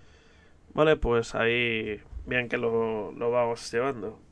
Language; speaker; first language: Spanish; native; Spanish